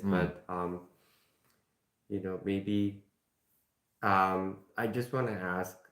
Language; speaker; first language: English; non-native, fluent; Korean